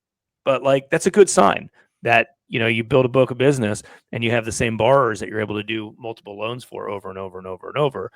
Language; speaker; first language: English; native; English